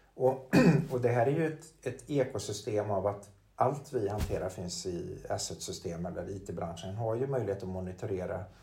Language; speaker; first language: Swedish; native; Swedish